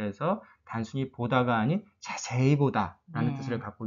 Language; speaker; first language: Korean; native; Korean